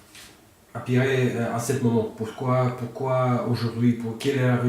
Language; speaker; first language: French; non-native, learner; Russian